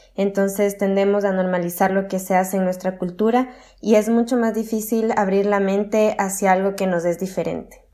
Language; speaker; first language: Spanish; native; Spanish